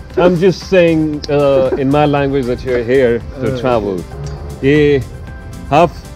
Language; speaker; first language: English; non-native, local second language; Hindi